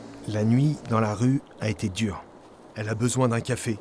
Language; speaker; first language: French; native; French